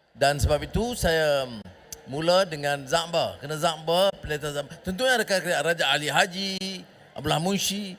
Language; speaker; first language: Malay; native; Malay